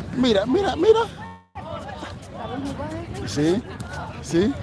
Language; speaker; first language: Spanish; non-native, fluent; English